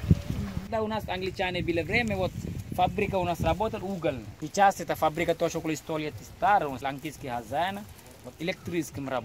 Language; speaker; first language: Russian; non-native, learner; Sinhala